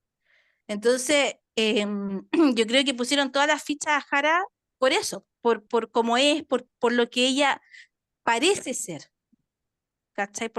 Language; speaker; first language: Spanish; native; Spanish